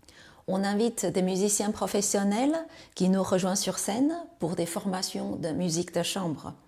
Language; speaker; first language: French; non-native, fluent; Chinese